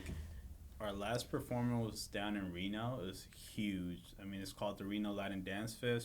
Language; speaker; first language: English; native; English